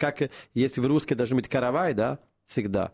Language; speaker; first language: Russian; non-native, fluent; Italian